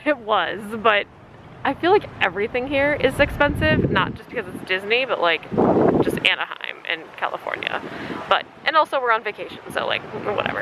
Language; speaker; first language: English; native; English